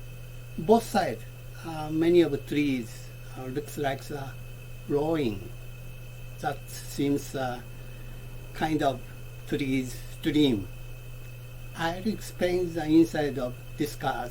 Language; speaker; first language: English; non-native, learner; Japanese